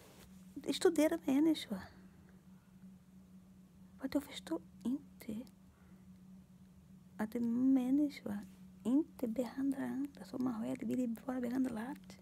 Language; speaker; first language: Swedish; non-native, learner; Portuguese